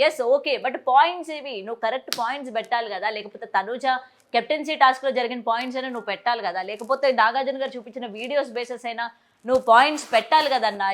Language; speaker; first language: Telugu; native; Telugu